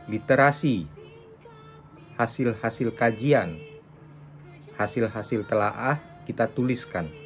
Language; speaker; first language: Indonesian; non-native, local second language; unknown